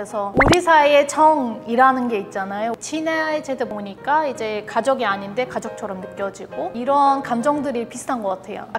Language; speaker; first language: Korean; non-native, fluent; Turkish